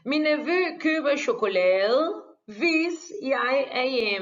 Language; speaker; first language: Danish; non-native, fluent; Portuguese